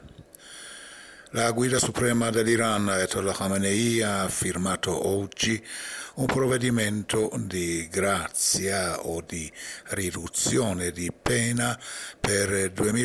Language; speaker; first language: Italian; non-native, fluent; Persian